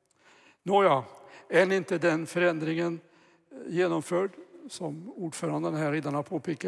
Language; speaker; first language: Swedish; native; Swedish